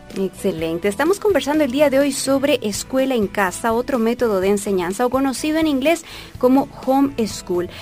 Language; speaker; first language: Spanish; native; Spanish